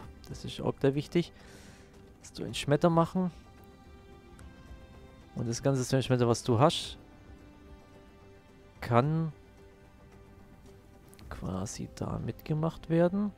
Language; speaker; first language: German; native; German